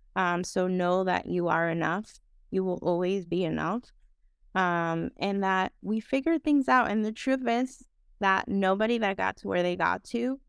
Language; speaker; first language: English; non-native, fluent; Spanish